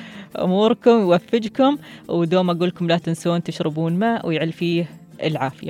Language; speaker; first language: Arabic; native; Arabic